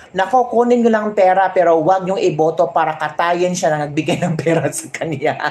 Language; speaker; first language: Filipino; non-native, local second language; Hiligaynon